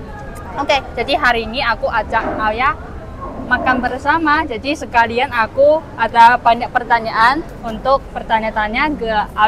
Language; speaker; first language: Indonesian; non-native, fluent; Chinese